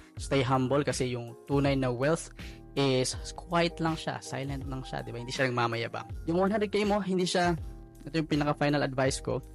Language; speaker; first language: Filipino; non-native, local second language; Cebuano